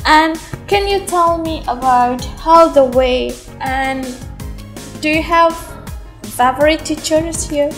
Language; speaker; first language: English; non-native, fluent; Indonesian